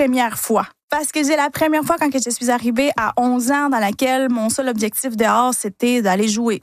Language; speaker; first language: French; non-native, fluent; Spanish